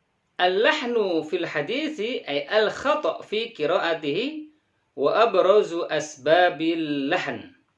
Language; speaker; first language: Arabic; non-native, fluent; Indonesian